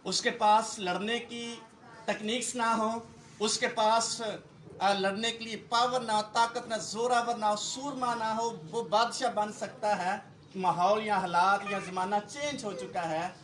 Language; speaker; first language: Urdu; non-native, local second language; Punjabi